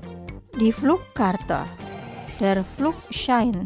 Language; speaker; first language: German; non-native, fluent; Indonesian